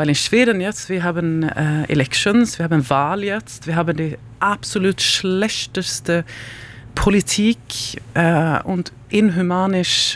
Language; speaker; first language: German; non-native, learner; Swedish